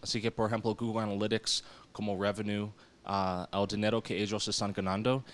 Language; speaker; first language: Spanish; non-native, learner; English